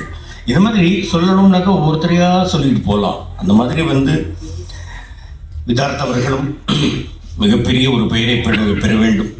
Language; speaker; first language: Tamil; native; Tamil